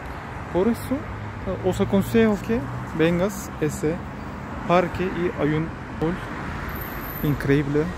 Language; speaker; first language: Spanish; non-native, learner; Turkish